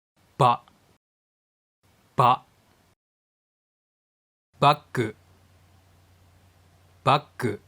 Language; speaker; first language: Japanese; native; Japanese